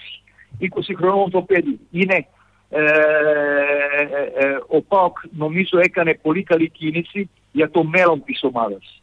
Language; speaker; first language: Greek; non-native, fluent; Serbian